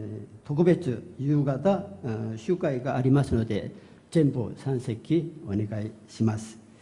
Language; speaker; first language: Japanese; non-native, fluent; Korean